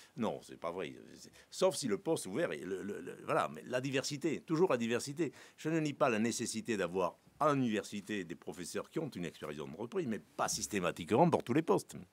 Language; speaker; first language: French; native; French